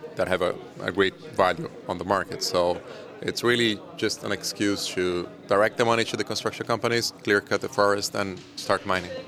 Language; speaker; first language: English; non-native, fluent; Portuguese